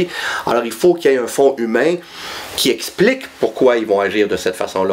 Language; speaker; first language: French; native; French